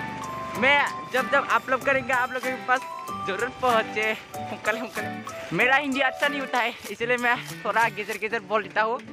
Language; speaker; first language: Hindi; non-native, local second language; Bodo